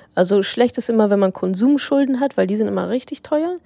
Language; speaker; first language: German; native; German